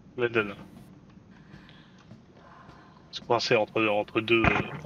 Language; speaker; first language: French; native; French